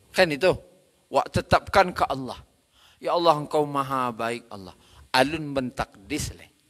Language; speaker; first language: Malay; non-native, local second language; Minangkabau